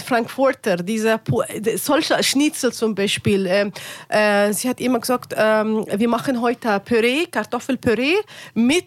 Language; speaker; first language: German; non-native, learner; Arabic